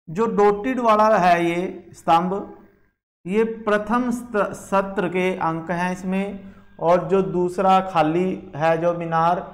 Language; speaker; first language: Hindi; native; Hindi